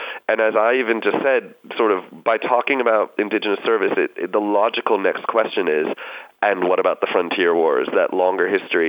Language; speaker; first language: English; native; English